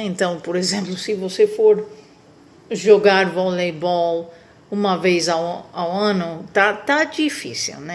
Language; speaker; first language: Portuguese; non-native, fluent; Spanish